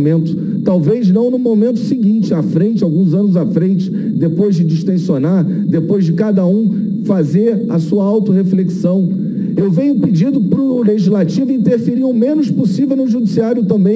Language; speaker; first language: Portuguese; native; Portuguese